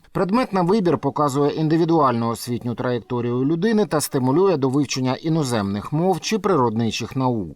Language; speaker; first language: Ukrainian; native; Ukrainian